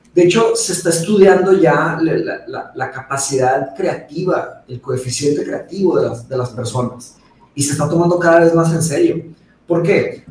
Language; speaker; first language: Spanish; early bilingual, other home language; Portuguese